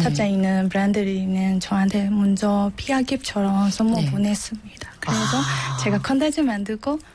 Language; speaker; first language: Korean; non-native, learner; Burmese